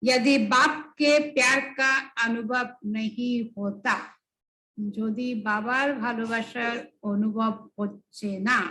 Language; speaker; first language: Hindi; non-native, local second language; Bangla